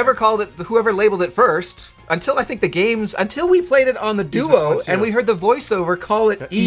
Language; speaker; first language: English; native; English